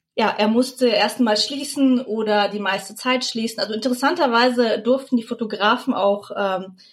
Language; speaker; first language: German; early bilingual, other home language; Russian